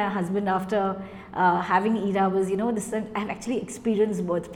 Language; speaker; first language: English; non-native, local second language; Hindi